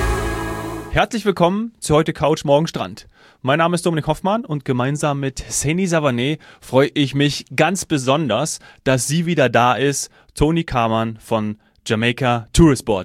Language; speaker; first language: German; native; German